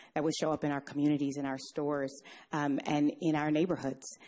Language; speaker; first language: English; native; English